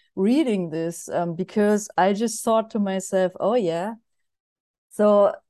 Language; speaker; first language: English; non-native, fluent; German